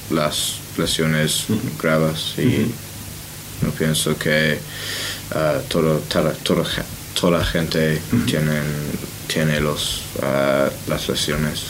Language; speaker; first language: Spanish; non-native, learner; English